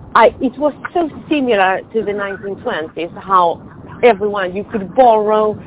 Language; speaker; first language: English; non-native, fluent; Swedish